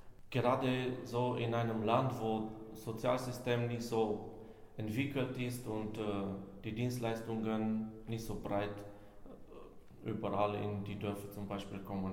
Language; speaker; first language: German; non-native, fluent; Romanian